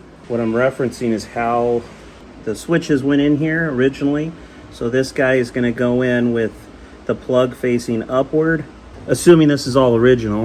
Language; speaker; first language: English; native; English